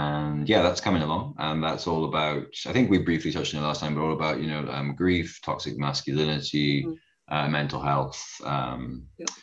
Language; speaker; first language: English; native; English